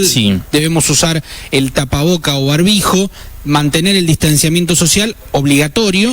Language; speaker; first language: Spanish; native; Spanish